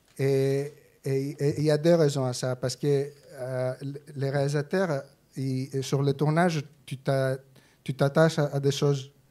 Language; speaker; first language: French; non-native, fluent; Greek